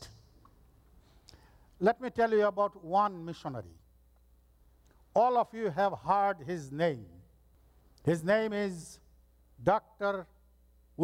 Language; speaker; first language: English; non-native, local second language; Bangla